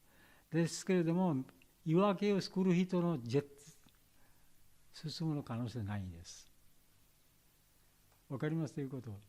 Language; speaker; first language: Japanese; non-native, learner; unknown